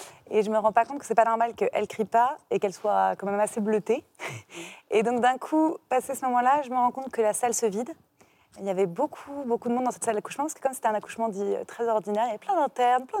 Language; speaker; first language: French; native; French